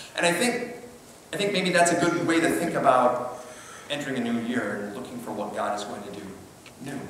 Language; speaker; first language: English; native; English